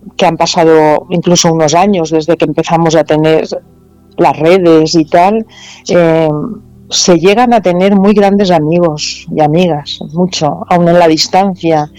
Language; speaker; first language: Spanish; native; Spanish